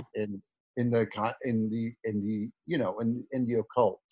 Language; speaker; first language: English; non-native, fluent; Dutch